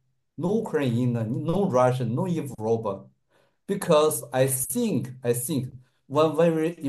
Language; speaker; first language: English; non-native, learner; Russian